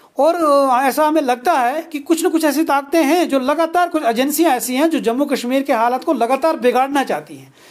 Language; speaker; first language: Hindi; non-native, local second language; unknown